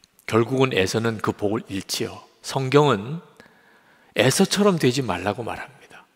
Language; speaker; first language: Korean; native; Korean